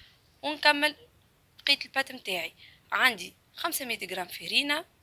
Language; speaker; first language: Arabic; native; Arabic